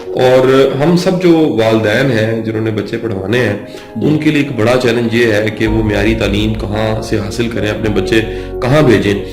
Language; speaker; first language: Urdu; non-native, local second language; Punjabi